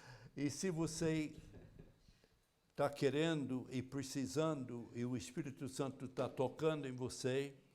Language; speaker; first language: Portuguese; non-native, fluent; English